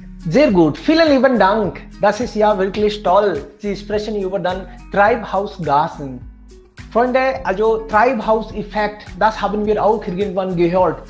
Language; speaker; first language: German; non-native, fluent; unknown